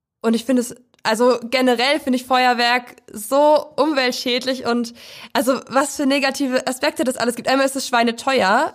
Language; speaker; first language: German; native; German